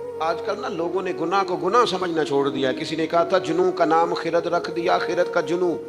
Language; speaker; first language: Urdu; non-native, local second language; Punjabi